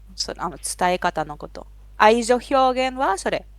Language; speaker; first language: Japanese; non-native, fluent; Spanish